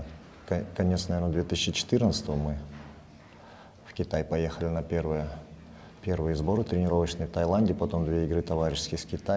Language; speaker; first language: Russian; native; Russian